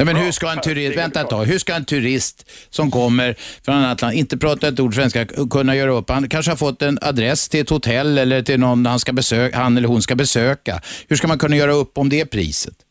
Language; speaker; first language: Swedish; native; Swedish